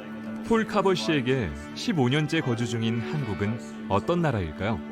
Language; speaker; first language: Korean; native; Korean